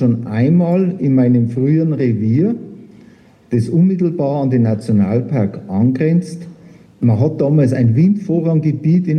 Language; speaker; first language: German; native; German